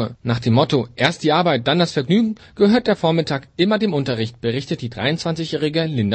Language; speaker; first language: German; native; German